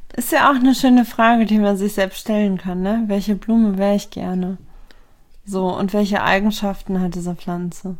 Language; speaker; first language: German; native; German